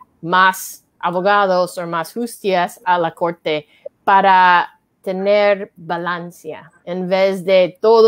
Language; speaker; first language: Spanish; non-native, learner; English